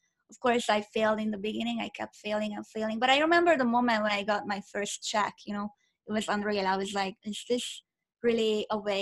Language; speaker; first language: English; non-native, fluent; Hungarian